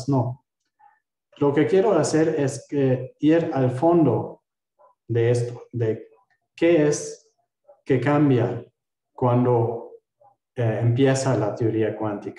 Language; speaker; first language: Spanish; non-native, fluent; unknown